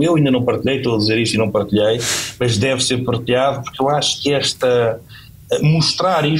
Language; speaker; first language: Portuguese; native; Portuguese